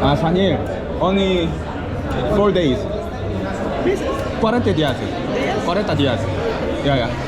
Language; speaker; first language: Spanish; non-native, learner; Korean